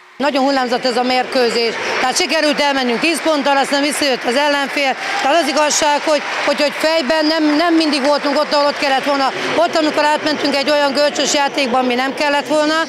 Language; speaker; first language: Hungarian; native; Hungarian